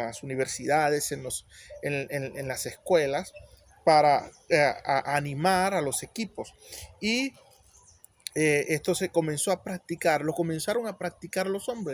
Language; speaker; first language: Spanish; native; Spanish